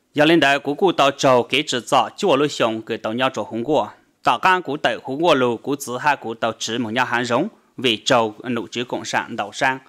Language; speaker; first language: Vietnamese; non-native, local second language; Hmong